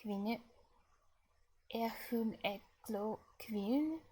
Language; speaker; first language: Danish; non-native, learner; English